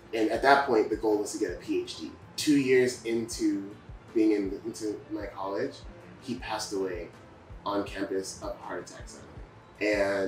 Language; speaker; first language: English; native; English